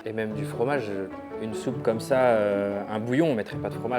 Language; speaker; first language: French; native; French